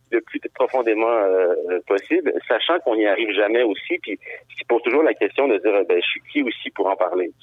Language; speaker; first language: French; native; French